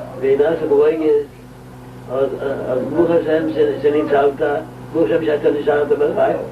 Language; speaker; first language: Hebrew; non-native, local second language; Yiddish